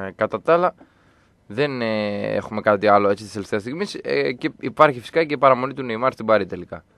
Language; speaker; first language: Greek; native; Greek